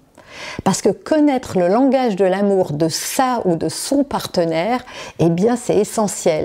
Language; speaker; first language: French; native; French